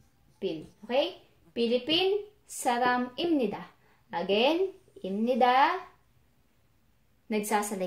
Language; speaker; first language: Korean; non-native, fluent; Filipino